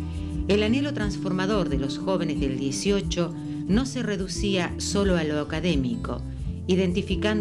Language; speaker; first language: Spanish; native; Spanish